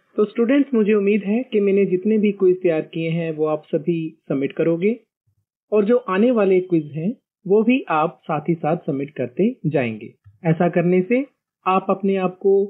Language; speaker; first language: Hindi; non-native, local second language; Punjabi